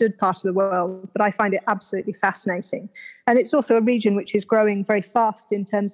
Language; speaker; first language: English; native; English